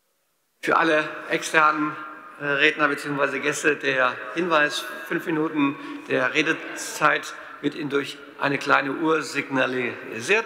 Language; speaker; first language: German; native; German